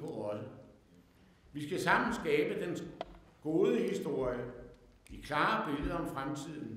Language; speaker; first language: Danish; native; Danish